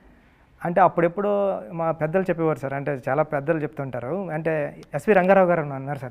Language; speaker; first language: Telugu; native; Telugu